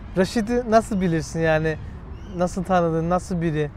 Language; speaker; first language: Turkish; native; Turkish